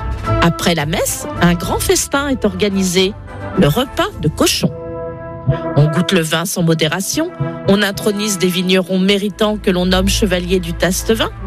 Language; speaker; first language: French; native; French